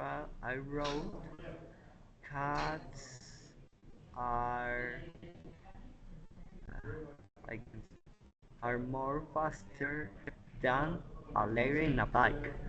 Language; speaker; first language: English; non-native, learner; Spanish